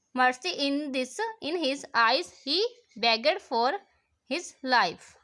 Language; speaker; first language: English; non-native, local second language; Punjabi